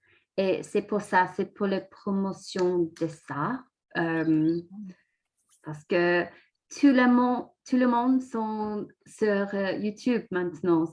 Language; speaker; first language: French; non-native, learner; English